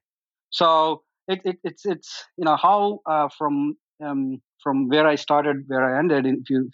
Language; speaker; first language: English; non-native, local second language; Telugu